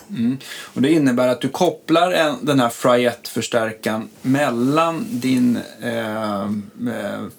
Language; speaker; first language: Swedish; native; Swedish